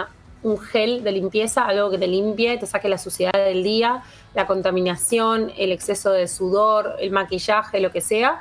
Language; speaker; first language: Spanish; native; Spanish